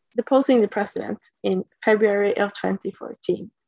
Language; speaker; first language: English; non-native, fluent; Norwegian